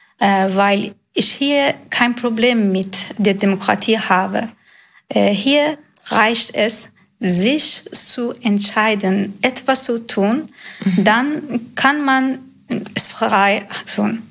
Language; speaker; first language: German; non-native, learner; Persian